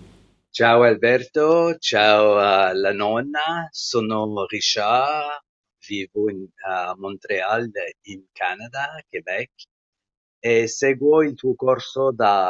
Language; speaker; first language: Italian; non-native, learner; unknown